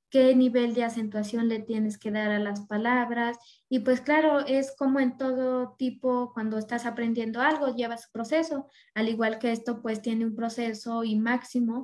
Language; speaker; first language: Spanish; non-native, local second language; Nahuatl languages